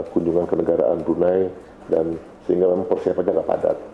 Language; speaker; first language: Indonesian; native; Indonesian